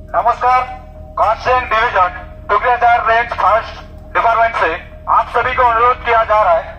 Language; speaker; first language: Hindi; non-native, local second language; Bangla